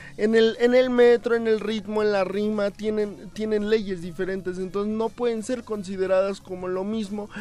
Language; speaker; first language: Spanish; native; Spanish